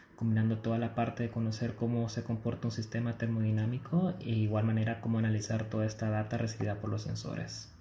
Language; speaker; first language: Spanish; native; Spanish